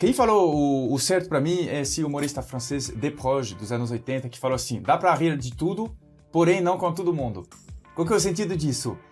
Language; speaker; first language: Portuguese; non-native, fluent; French